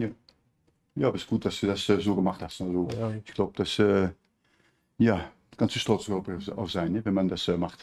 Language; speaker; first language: German; native; German